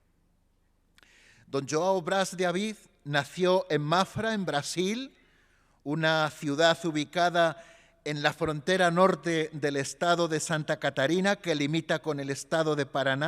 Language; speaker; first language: Spanish; native; Spanish